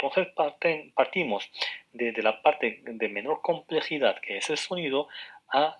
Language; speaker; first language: Spanish; non-native, fluent; Arabic